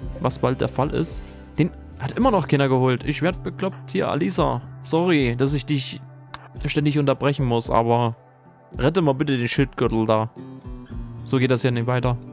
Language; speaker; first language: German; native; German